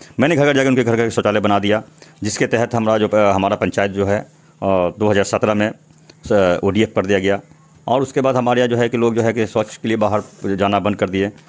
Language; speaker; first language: Hindi; native; Hindi